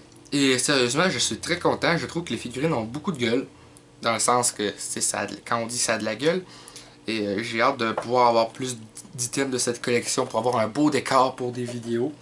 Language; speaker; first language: French; native; French